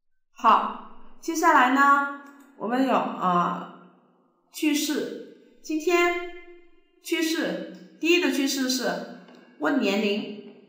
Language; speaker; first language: Chinese; non-native, fluent; Vietnamese